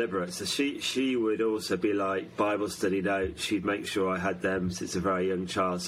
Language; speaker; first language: English; native; English